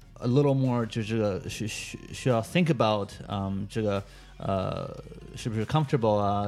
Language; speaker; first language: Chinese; early bilingual, heritage; Chinese